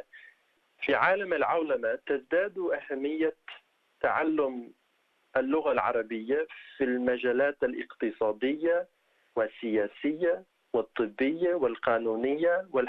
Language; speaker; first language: Arabic; non-native, fluent; English